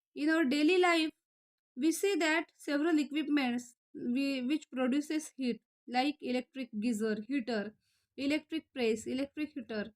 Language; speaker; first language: English; non-native, local second language; Marathi